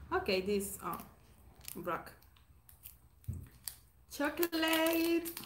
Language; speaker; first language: English; non-native, learner; Spanish